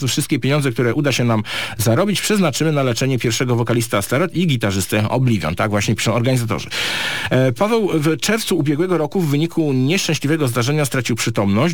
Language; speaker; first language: Polish; native; Polish